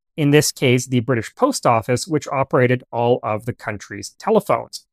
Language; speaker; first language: English; native; English